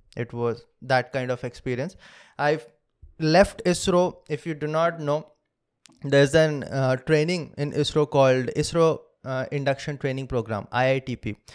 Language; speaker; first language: English; non-native, local second language; Hindi